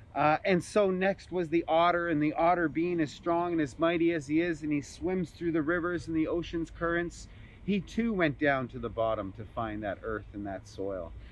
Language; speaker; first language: English; native; English